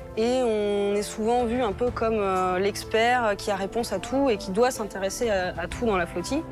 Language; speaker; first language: French; native; French